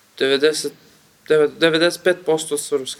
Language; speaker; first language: Serbian; non-native, learner; Kurdish